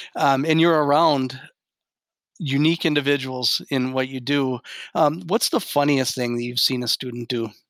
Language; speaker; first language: English; native; English